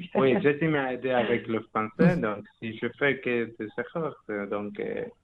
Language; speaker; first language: French; non-native, learner; Spanish